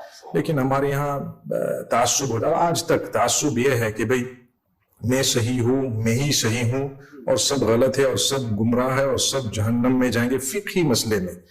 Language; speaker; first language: Hindi; non-native, fluent; English